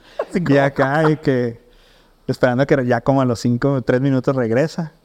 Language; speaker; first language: Spanish; native; Spanish